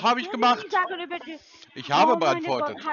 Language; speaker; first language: German; native; German